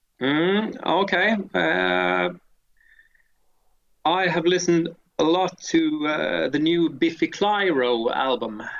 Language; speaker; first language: English; non-native, fluent; Swedish